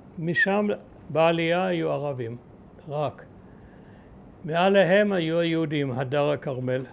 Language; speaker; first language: Hebrew; early bilingual, other home language; German